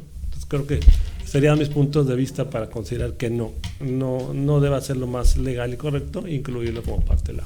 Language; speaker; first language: Spanish; native; Spanish